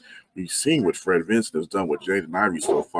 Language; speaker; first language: English; native; English